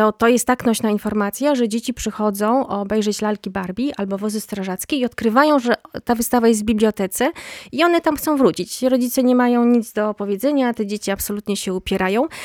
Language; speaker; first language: Polish; native; Polish